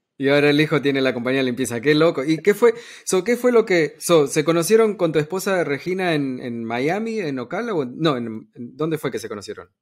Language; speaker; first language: Spanish; native; Spanish